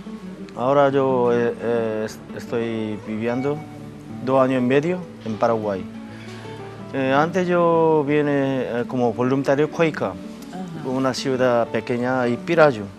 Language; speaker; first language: Spanish; non-native, learner; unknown